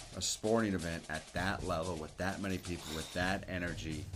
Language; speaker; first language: English; native; English